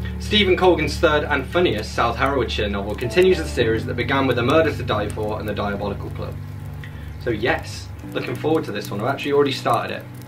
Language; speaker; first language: English; native; English